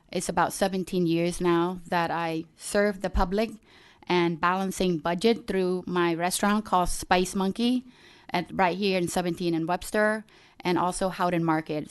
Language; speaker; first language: English; early bilingual, other home language; Khmer